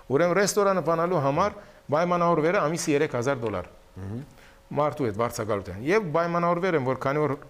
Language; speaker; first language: Armenian; early bilingual, heritage; Armenian